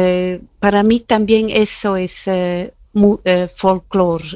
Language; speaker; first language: Spanish; non-native, fluent; Italian